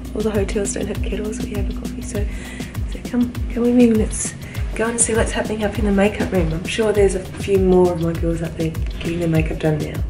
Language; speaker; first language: English; native; English